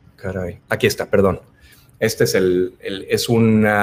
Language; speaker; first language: Spanish; native; Spanish